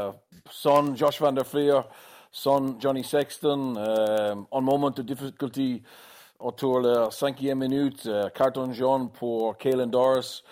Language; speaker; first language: French; non-native, learner; English